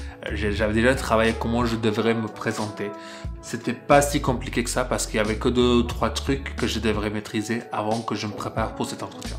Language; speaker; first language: French; non-native, fluent; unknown